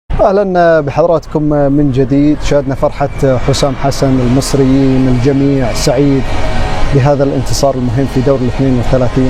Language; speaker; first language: Arabic; native; Arabic